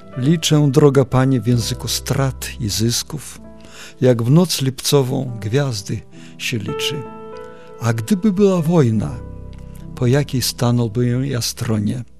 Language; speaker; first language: Polish; native; Polish